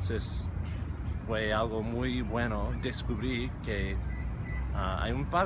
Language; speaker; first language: Spanish; non-native, fluent; English